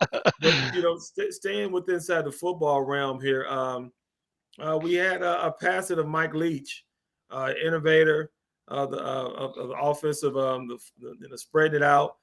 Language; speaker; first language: English; native; English